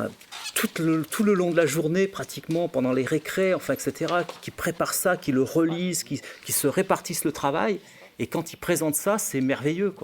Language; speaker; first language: French; native; French